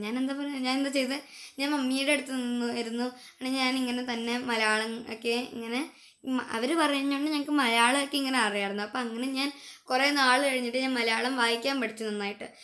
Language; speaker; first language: Malayalam; early bilingual, heritage; Malayalam